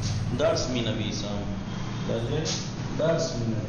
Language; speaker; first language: Persian; non-native, fluent; Urdu